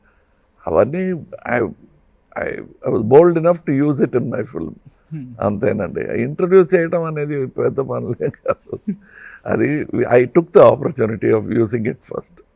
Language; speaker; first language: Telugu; non-native, local second language; Tamil